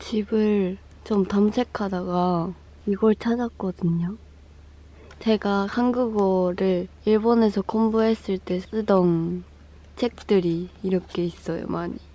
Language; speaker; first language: Korean; non-native, fluent; Japanese